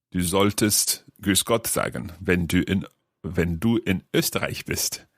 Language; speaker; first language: German; non-native, learner; English